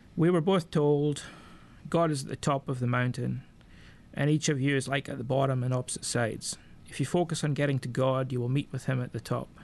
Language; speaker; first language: English; native; English